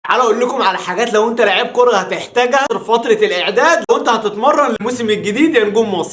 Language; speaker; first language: Arabic; native; Arabic